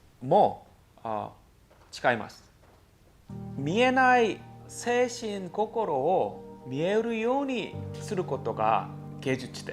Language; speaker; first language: Japanese; non-native, learner; Korean